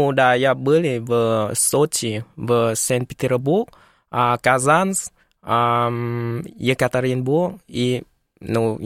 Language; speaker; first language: Russian; non-native, learner; Vietnamese